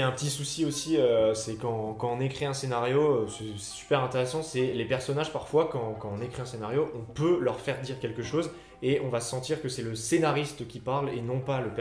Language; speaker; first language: French; native; French